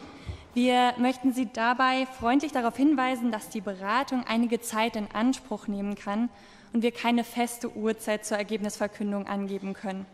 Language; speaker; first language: German; native; German